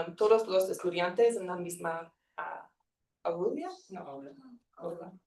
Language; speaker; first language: Spanish; non-native, learner; English